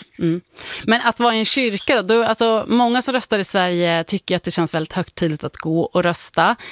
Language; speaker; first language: Swedish; native; Swedish